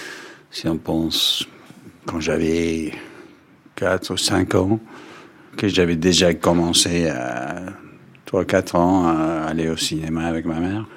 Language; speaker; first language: French; non-native, fluent; Danish